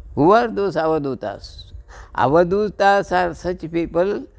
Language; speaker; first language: English; non-native, local second language; Kannada